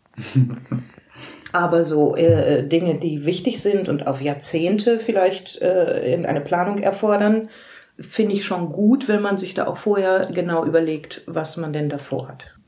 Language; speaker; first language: German; native; German